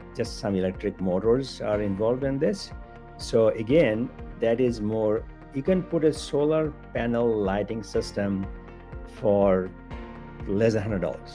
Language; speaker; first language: English; non-native, local second language; Bangla